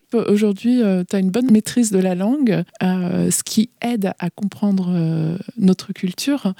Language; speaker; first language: French; native; French